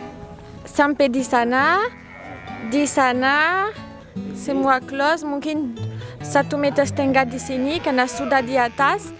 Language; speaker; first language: Indonesian; non-native, learner; French